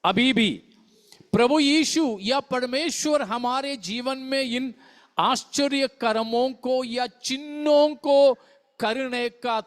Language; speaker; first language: Hindi; non-native, local second language; Malayalam